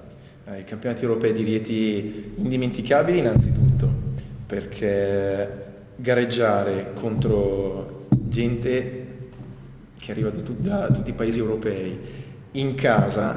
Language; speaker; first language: Italian; native; Italian